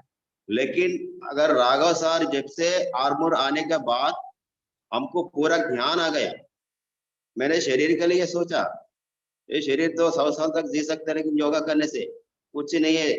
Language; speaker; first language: Hindi; non-native, local second language; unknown